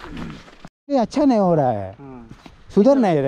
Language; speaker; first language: Hindi; non-native, local second language; Telugu